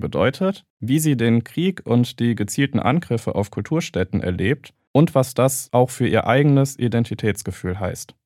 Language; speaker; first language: German; native; German